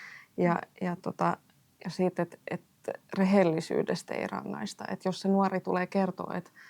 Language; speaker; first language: Finnish; native; Finnish